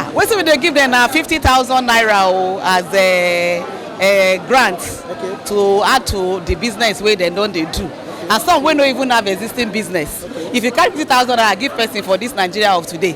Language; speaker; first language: Nigerian Pidgin; non-native, local second language; Yoruba